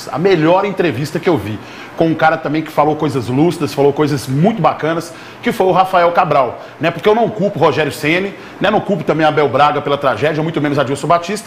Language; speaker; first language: Portuguese; native; Portuguese